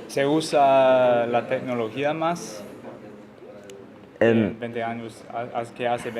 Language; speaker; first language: Spanish; non-native, learner; English